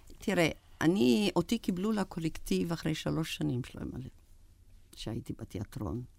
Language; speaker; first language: Hebrew; non-native, fluent; German